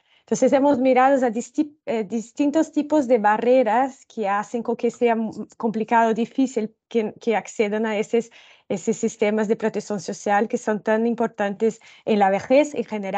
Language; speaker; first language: Spanish; non-native, fluent; Portuguese